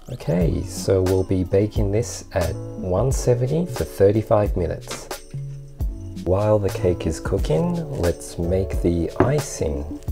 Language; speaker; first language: English; early bilingual, other home language; Japanese